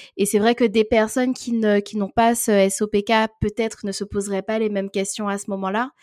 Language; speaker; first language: French; native; French